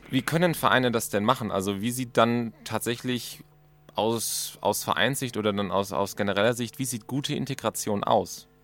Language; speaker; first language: German; native; German